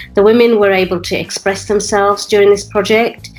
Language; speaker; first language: English; native; English